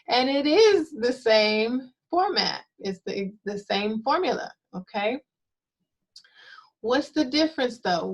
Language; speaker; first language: English; native; English